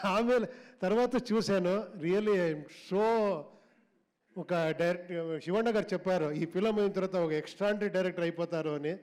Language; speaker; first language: Telugu; non-native, local second language; Kannada